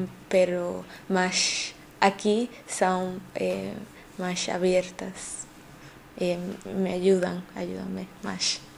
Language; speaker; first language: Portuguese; non-native, learner; Spanish